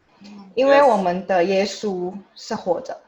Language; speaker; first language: Chinese; non-native, fluent; Indonesian